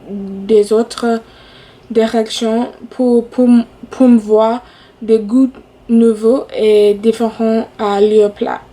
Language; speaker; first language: French; non-native, fluent; English